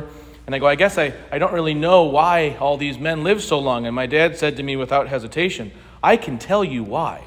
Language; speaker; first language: English; native; English